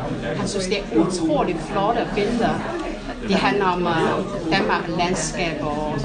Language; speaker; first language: Danish; non-native, fluent; Chinese